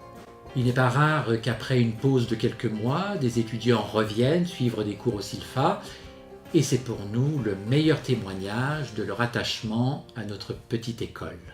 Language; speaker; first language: French; native; French